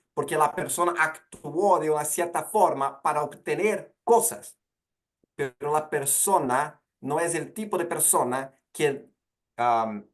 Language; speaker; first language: Spanish; non-native, fluent; Portuguese